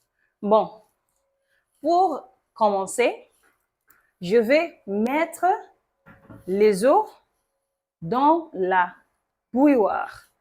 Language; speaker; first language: French; non-native, local second language; Yoruba